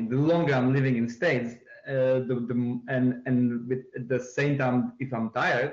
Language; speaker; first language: English; non-native, fluent; Czech